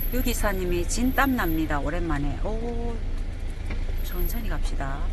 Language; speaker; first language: Korean; native; Korean